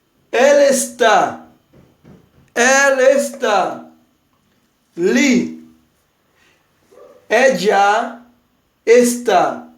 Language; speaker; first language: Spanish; non-native, fluent; Haitian Creole